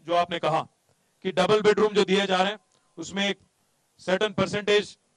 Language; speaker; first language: Hindi; non-native, local second language; Telugu